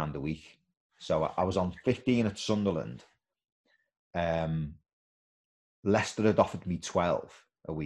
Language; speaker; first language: English; native; English